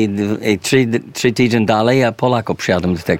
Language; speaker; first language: Polish; early bilingual, heritage; English